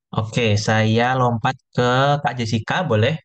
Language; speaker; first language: Indonesian; native; Indonesian